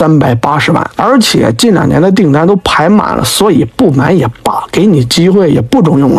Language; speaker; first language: Chinese; native; Chinese